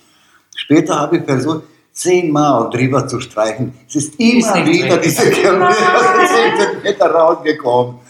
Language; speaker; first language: German; non-native, learner; Bosnian